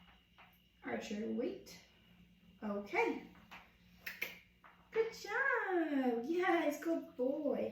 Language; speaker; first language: English; native; English